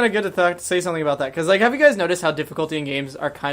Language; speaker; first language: English; native; English